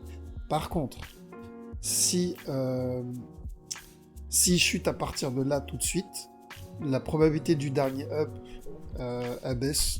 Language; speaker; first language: French; native; French